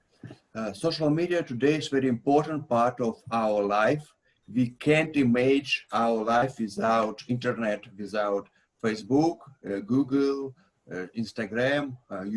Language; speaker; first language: English; non-native, learner; Russian